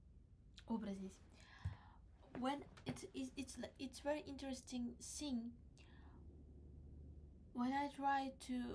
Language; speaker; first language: English; non-native, learner; Crimean Tatar